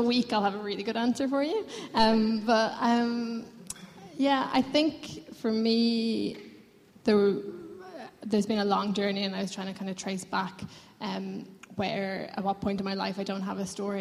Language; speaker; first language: English; native; English